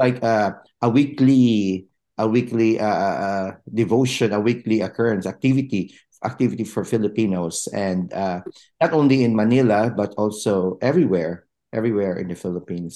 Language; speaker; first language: English; non-native, local second language; Filipino